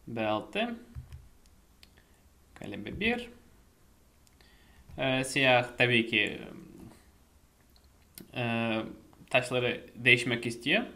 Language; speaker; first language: Turkish; non-native, fluent; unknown